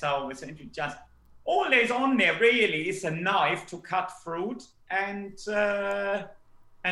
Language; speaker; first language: English; non-native, fluent; German